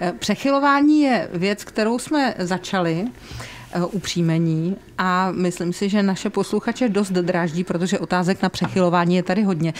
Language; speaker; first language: Czech; native; Czech